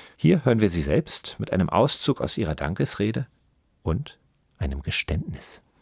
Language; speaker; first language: German; native; German